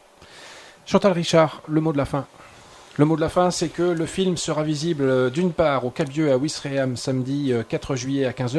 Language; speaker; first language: French; native; French